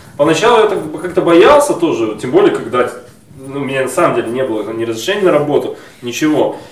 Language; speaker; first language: Russian; native; Russian